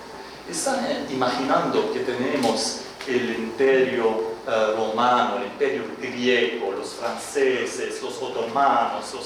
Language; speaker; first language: Spanish; non-native, fluent; Arabic